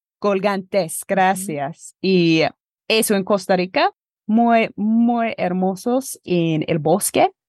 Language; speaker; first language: Spanish; non-native, fluent; English